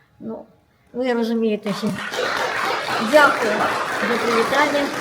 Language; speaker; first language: Ukrainian; non-native, local second language; Russian